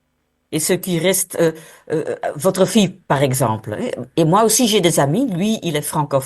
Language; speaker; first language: French; non-native, local second language; Dutch